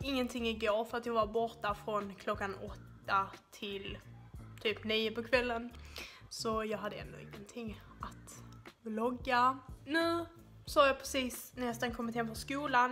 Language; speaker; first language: Swedish; native; Swedish